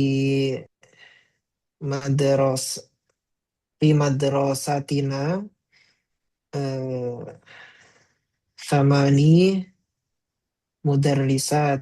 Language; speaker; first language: Arabic; non-native, learner; Indonesian